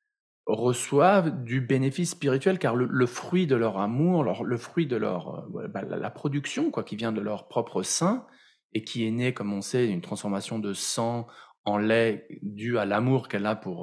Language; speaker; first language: French; native; French